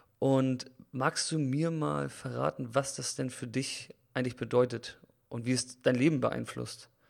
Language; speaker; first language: German; native; German